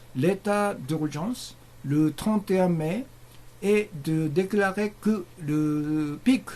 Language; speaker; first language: French; non-native, learner; Japanese